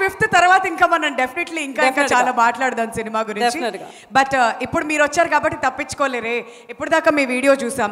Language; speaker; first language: Telugu; native; Telugu